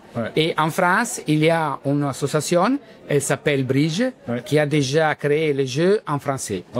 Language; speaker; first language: French; non-native, learner; Italian